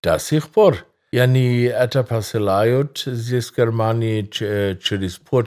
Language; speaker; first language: Russian; non-native, fluent; German